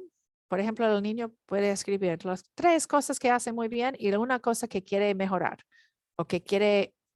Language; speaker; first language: Spanish; non-native, learner; English